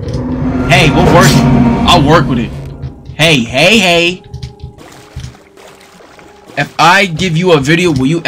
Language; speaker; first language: English; native; English